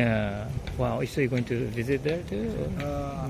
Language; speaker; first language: English; non-native, learner; Japanese